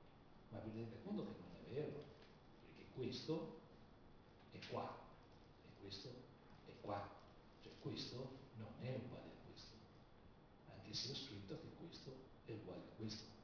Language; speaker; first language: Italian; native; Italian